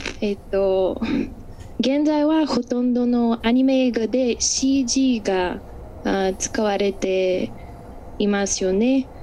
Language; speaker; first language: Japanese; non-native, fluent; Bulgarian